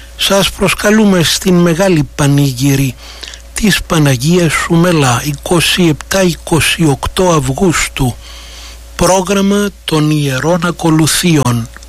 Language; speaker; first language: Greek; native; Greek